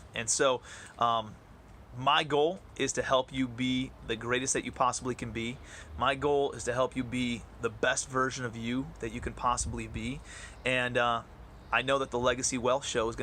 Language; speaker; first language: English; native; English